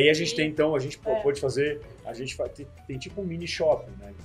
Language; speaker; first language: Portuguese; native; Portuguese